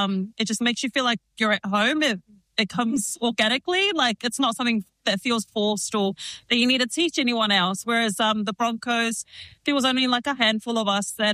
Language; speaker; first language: English; native; English